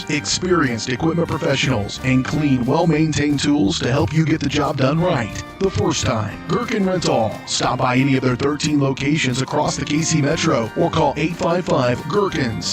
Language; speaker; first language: English; native; English